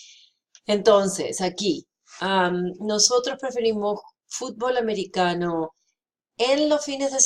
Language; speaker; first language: Spanish; non-native, fluent; English